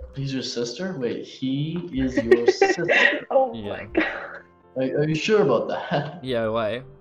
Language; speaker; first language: English; native; English